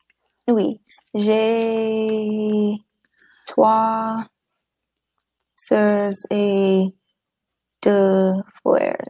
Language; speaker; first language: French; non-native, learner; English